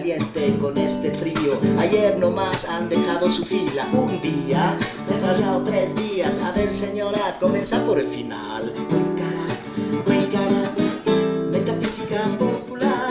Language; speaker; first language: Spanish; native; Spanish